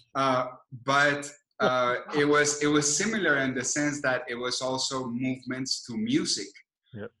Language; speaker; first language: English; non-native, fluent; Spanish